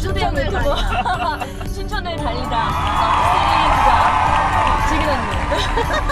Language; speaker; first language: Korean; native; Korean